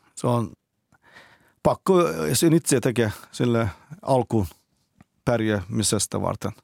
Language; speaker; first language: Finnish; non-native, learner; Turkish